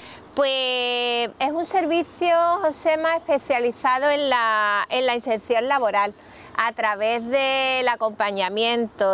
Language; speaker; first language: Spanish; native; Spanish